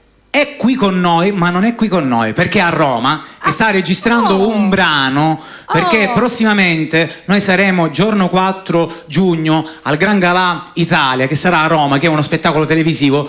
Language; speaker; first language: Italian; native; Italian